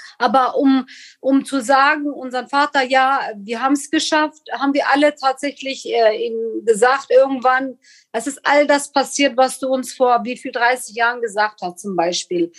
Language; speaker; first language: German; non-native, fluent; Kurdish